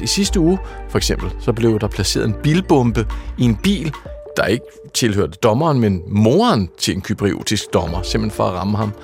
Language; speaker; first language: Danish; native; Danish